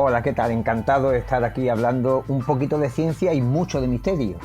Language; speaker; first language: Spanish; native; Spanish